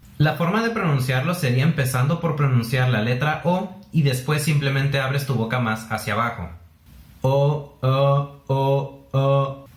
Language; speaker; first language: Spanish; native; Spanish